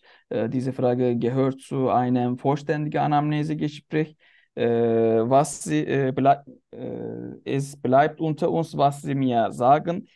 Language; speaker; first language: German; non-native, learner; Turkish